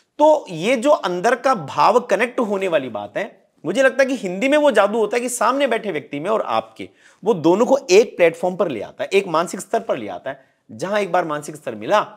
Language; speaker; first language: Hindi; native; Hindi